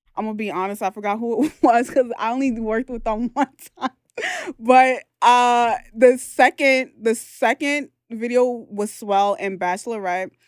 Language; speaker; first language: English; native; English